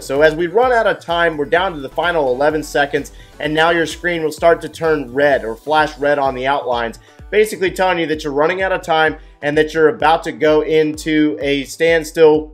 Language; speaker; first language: English; native; English